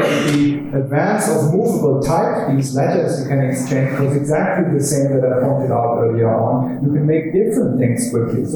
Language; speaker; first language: English; non-native, fluent; German